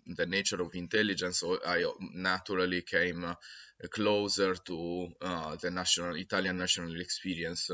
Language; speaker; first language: English; non-native, fluent; Italian